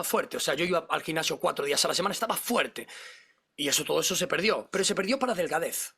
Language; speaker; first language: Spanish; native; Spanish